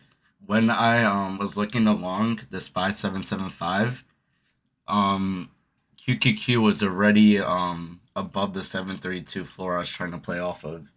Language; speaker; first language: English; native; English